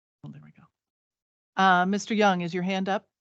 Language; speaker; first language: English; native; English